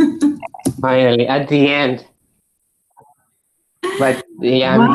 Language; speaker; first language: English; non-native, fluent; Spanish